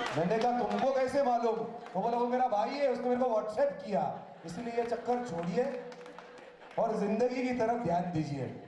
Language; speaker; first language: Hindi; non-native, local second language; Malayalam